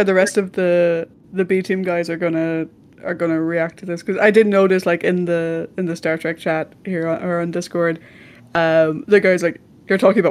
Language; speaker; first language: English; native; English